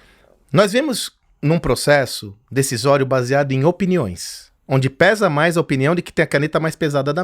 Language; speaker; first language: Portuguese; native; Portuguese